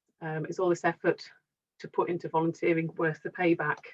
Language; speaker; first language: English; native; English